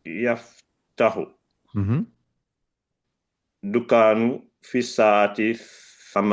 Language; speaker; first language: Arabic; non-native, learner; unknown